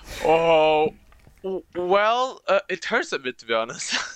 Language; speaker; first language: English; non-native, fluent; Romanian